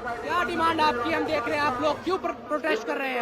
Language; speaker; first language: Hindi; native; Hindi